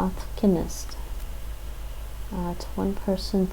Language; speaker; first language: Icelandic; non-native, learner; English